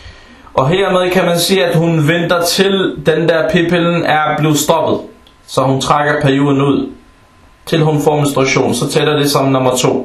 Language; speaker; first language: Danish; non-native, fluent; Arabic